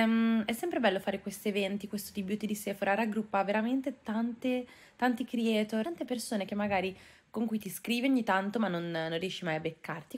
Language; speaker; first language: Italian; native; Italian